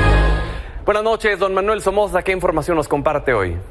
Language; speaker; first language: Spanish; native; Spanish